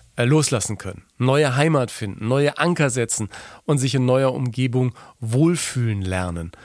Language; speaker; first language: German; native; German